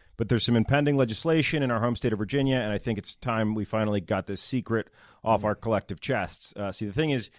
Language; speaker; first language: English; native; English